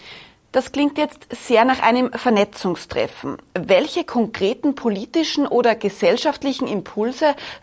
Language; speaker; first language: German; native; German